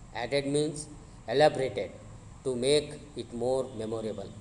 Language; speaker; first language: English; non-native, local second language; Kannada